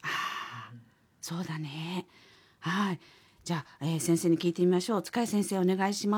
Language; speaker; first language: Japanese; native; Japanese